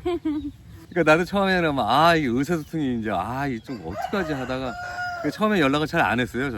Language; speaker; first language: Korean; native; Korean